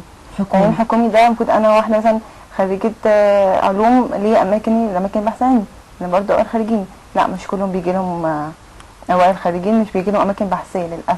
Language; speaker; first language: Arabic; native; Arabic